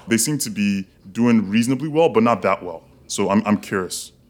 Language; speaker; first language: English; non-native, local second language; Yoruba